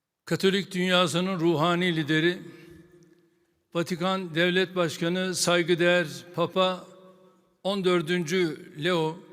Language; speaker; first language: Turkish; native; Turkish